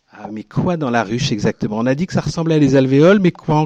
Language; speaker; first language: French; native; French